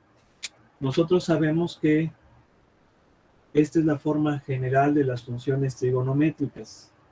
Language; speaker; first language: Spanish; native; Spanish